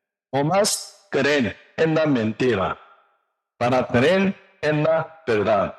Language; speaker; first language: Spanish; non-native, learner; Korean